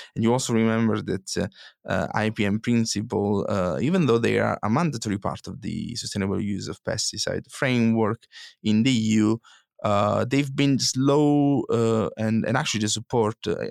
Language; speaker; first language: English; non-native, fluent; Italian